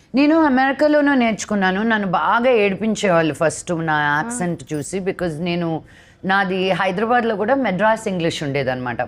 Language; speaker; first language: Telugu; native; Telugu